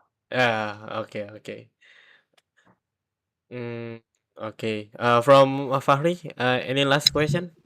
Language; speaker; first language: English; non-native, learner; Indonesian